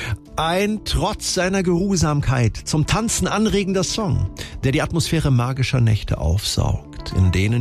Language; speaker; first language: German; native; German